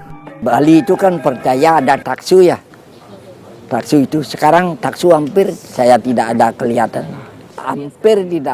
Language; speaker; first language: Indonesian; non-native, local second language; Balinese